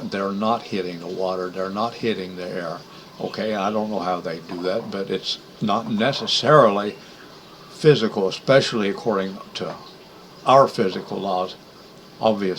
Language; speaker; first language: English; native; English